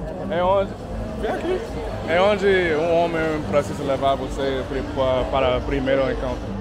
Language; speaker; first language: Portuguese; non-native, learner; English